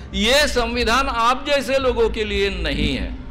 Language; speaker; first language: Hindi; non-native, local second language; Marathi